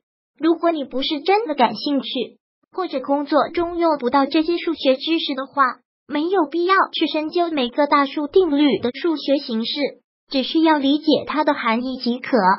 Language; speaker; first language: Chinese; native; Chinese